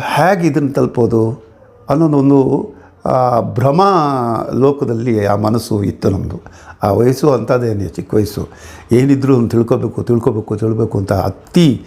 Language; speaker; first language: Kannada; non-native, local second language; Konkani